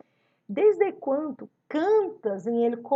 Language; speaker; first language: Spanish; non-native, learner; Portuguese